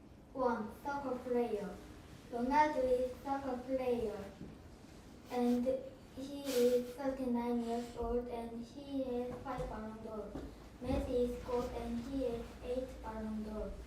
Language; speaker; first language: English; non-native, learner; Korean